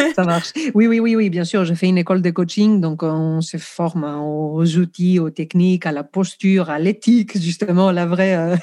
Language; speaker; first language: French; non-native, fluent; Greek